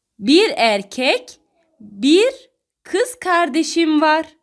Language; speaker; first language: Turkish; non-native, fluent; Arabic